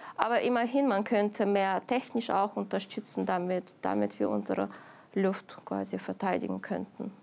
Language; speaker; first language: German; non-native, fluent; Ukrainian